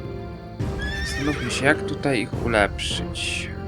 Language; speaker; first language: Polish; native; Polish